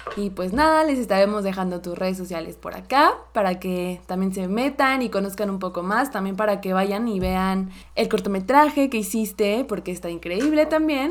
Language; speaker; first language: Spanish; native; Spanish